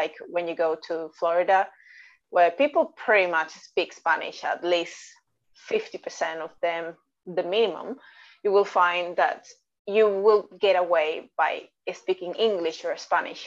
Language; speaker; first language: English; non-native, fluent; Spanish